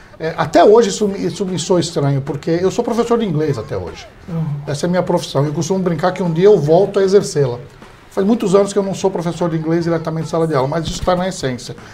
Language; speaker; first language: Portuguese; early bilingual, heritage; English